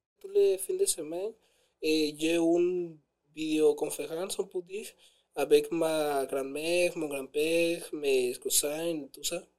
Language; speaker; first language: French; non-native, learner; Spanish